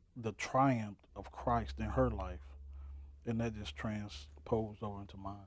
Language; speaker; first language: English; native; English